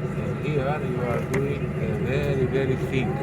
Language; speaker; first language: English; non-native, learner; Greek